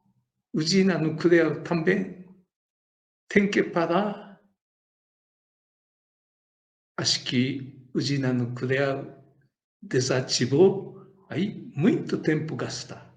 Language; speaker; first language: Portuguese; non-native, learner; Japanese